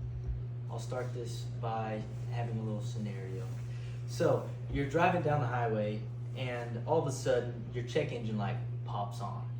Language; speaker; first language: English; native; English